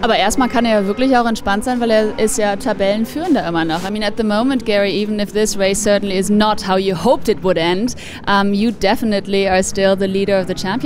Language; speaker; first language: German; native; German